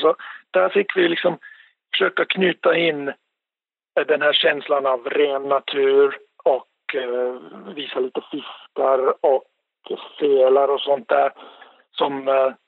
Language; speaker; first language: Swedish; non-native, local second language; Finnish